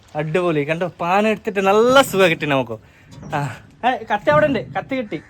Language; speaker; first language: Malayalam; non-native, local second language; Bangla